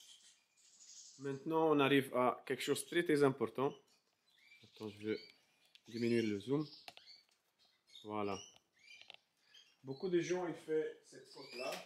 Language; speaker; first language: French; non-native, fluent; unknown